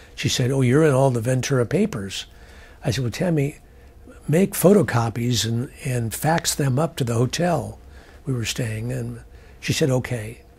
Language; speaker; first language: English; native; English